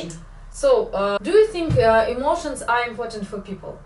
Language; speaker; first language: English; non-native, fluent; Russian